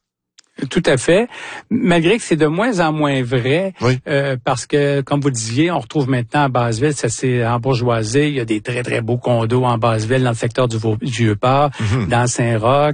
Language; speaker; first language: French; native; French